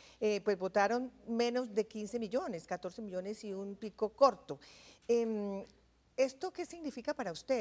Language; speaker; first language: Spanish; native; Spanish